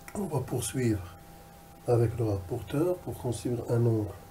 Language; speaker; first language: French; non-native, local second language; Arabic